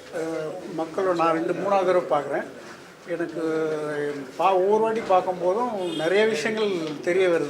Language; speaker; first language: Tamil; native; Tamil